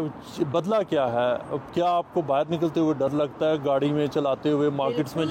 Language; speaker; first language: Urdu; native; Urdu